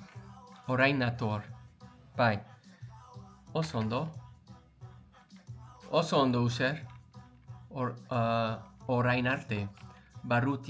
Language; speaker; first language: Basque; non-native, learner; English